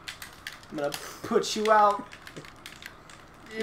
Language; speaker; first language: English; native; English